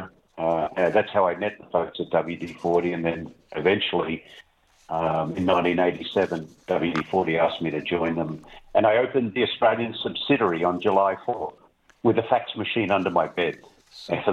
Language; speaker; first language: English; native; English